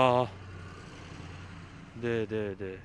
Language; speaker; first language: Swedish; non-native, learner; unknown